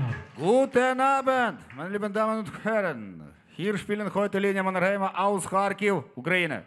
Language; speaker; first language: German; non-native, learner; Ukrainian